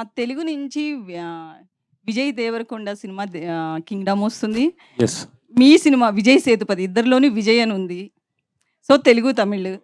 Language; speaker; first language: Telugu; native; Telugu